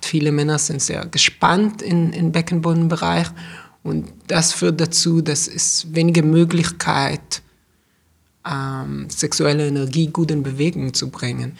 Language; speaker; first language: German; non-native, fluent; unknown